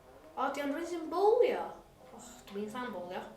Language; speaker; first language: Welsh; non-native, local second language; English